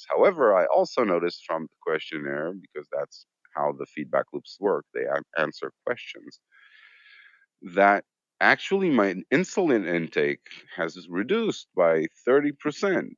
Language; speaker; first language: English; non-native, fluent; Hebrew